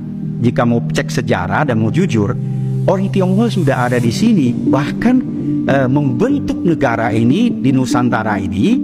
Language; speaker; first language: Indonesian; native; Indonesian